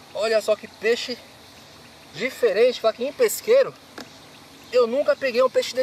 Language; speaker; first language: Portuguese; native; Portuguese